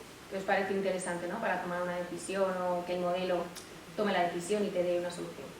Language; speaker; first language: Spanish; native; Spanish